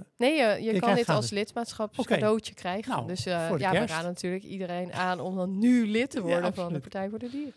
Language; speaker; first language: Dutch; native; Dutch